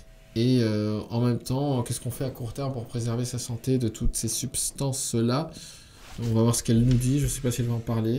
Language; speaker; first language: French; native; French